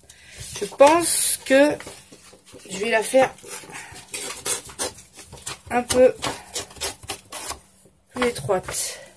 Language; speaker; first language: French; native; French